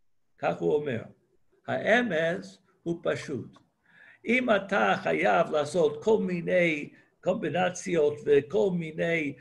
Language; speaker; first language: Hebrew; non-native, fluent; English